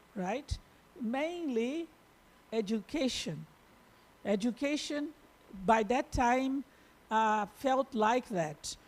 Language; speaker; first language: English; non-native, fluent; Portuguese